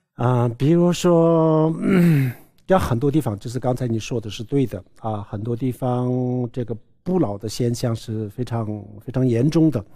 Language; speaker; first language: Chinese; non-native, local second language; Tibetan